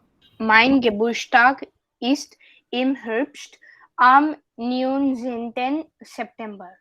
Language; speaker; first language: German; non-native, learner; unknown